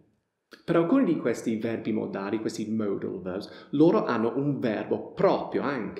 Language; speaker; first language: Italian; non-native, fluent; English